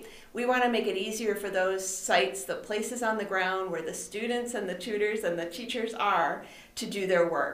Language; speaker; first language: English; native; English